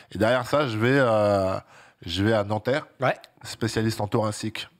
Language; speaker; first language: French; native; French